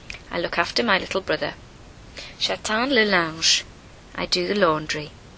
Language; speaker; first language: English; native; English